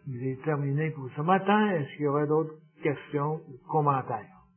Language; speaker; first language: French; native; French